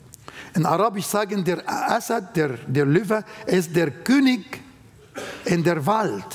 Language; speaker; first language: German; non-native, fluent; Arabic